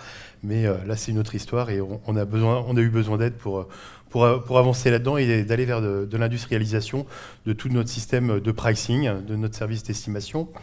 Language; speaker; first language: French; native; French